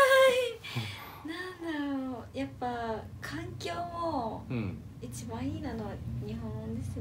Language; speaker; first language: Japanese; early bilingual, other home language; Portuguese